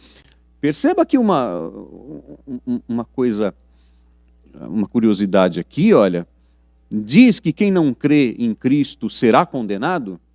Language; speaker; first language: Portuguese; native; Portuguese